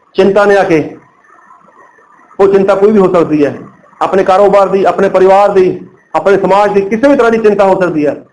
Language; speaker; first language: Hindi; non-native, local second language; Punjabi